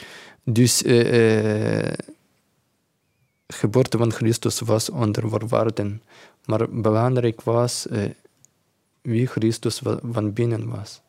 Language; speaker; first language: Dutch; non-native, learner; Ukrainian